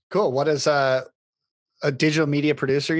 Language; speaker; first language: English; native; English